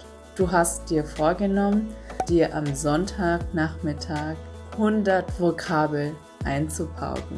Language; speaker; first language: German; non-native, fluent; Vietnamese